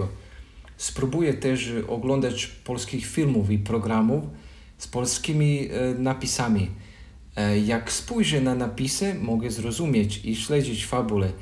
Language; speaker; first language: Polish; non-native, learner; Croatian